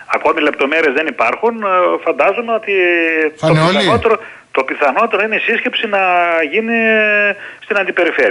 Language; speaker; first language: Greek; native; Greek